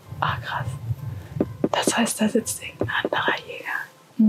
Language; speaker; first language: German; native; German